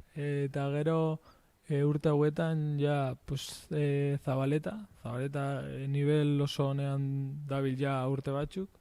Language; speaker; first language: Basque; non-native, local second language; Spanish